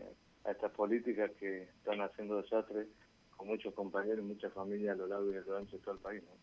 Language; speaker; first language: Spanish; native; Spanish